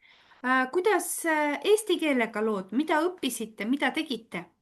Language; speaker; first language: Estonian; non-native, fluent; Russian